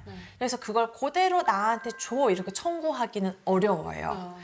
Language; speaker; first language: Korean; native; Korean